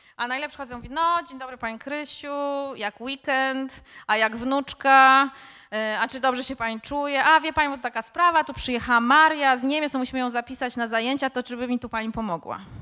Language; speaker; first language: Polish; native; Polish